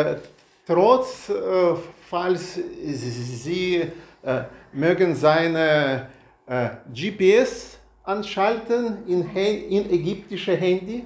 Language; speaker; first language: German; non-native, learner; Russian